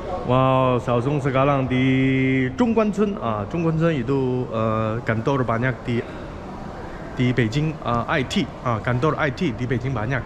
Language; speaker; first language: Indonesian; non-native, learner; Chinese